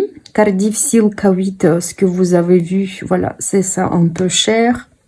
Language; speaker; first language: French; non-native, fluent; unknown